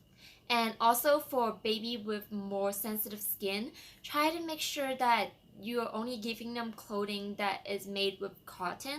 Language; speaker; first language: English; non-native, fluent; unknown